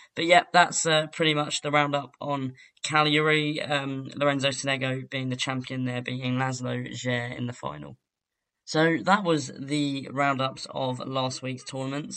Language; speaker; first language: English; native; English